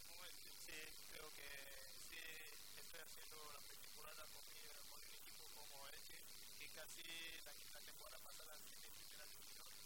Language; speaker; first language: Spanish; non-native, fluent; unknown